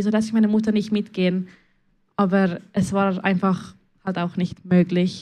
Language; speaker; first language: German; early bilingual, other home language; Spanish